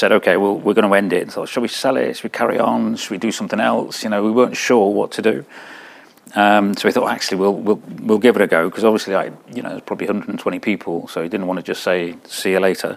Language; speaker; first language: English; native; English